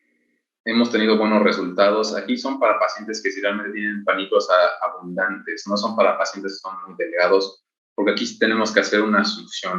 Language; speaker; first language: Spanish; native; Spanish